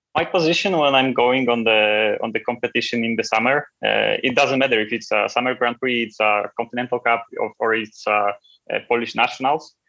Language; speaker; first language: English; non-native, fluent; Polish